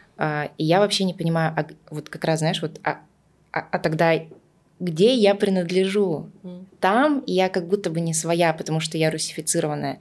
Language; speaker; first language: Russian; native; Russian